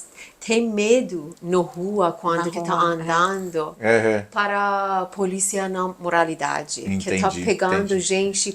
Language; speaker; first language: Portuguese; non-native, learner; Persian